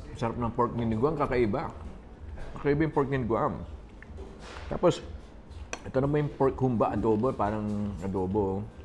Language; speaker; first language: Filipino; non-native, local second language; Waray